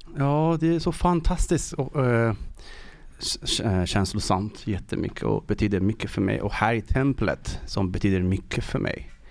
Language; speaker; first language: Swedish; non-native, learner; Persian